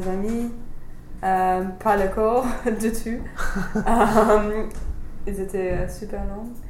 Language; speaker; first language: French; non-native, fluent; English